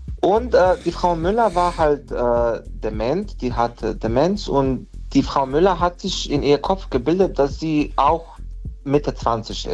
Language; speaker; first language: German; non-native, fluent; Bosnian